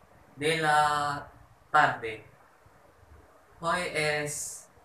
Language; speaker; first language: Spanish; non-native, learner; Malay